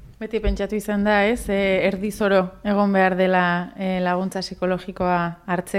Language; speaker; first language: Basque; native; Basque